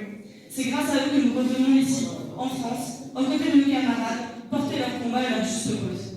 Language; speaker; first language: French; native; French